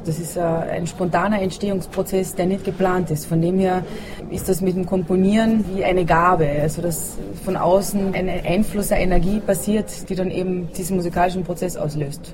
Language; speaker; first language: German; native; German